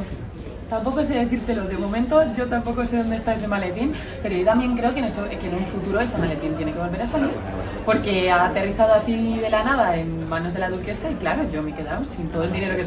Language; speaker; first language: Spanish; native; Spanish